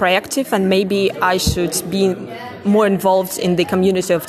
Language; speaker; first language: English; non-native, fluent; Russian